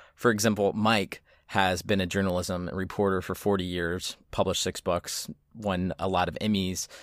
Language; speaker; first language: English; native; English